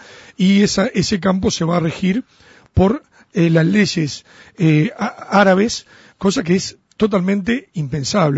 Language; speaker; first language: Spanish; native; Spanish